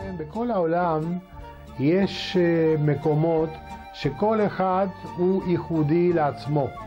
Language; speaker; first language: Hebrew; non-native, fluent; Spanish